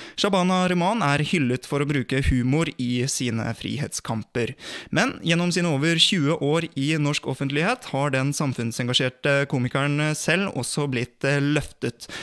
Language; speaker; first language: Norwegian; native; Norwegian